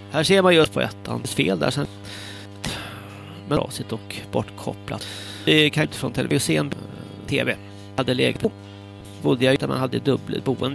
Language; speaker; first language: Swedish; native; Swedish